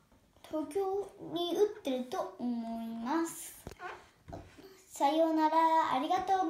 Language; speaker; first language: Japanese; early bilingual, heritage; Japanese